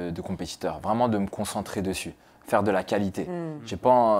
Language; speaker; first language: French; native; French